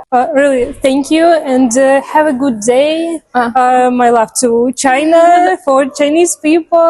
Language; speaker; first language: English; non-native, fluent; Russian